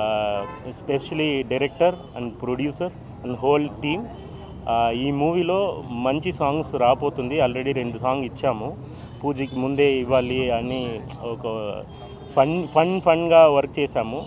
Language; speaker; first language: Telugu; non-native, learner; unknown